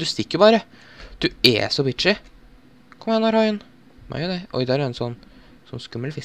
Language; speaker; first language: Norwegian; native; Norwegian